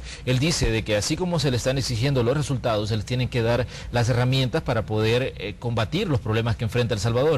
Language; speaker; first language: Spanish; native; Spanish